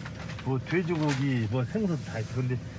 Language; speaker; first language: Korean; non-native, learner; Vietnamese